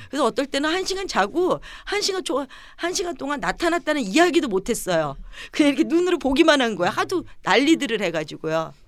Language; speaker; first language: Korean; early bilingual, heritage; Korean